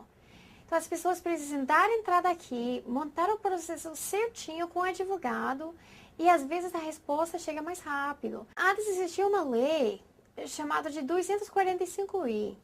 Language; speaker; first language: Portuguese; non-native, fluent; English